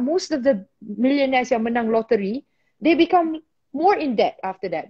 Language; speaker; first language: English; non-native, local second language; Malay